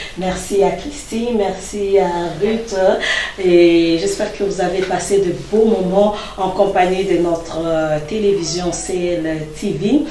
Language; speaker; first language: French; non-native, local second language; Lingala